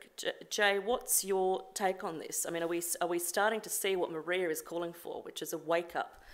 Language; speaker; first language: English; native; English